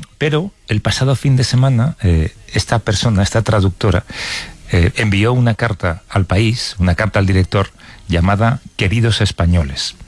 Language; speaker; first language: Spanish; native; Spanish